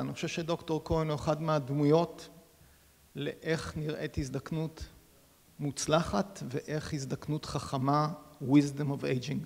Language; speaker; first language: Hebrew; native; Hebrew